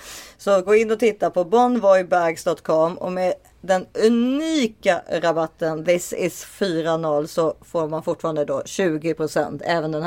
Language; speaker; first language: Swedish; native; Swedish